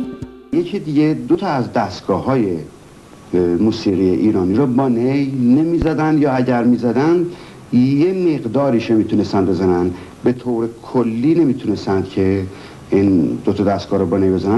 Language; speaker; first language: Persian; native; Persian